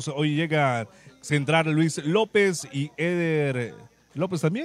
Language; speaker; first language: Spanish; native; Spanish